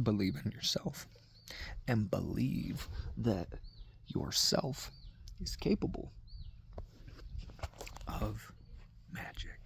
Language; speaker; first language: English; native; English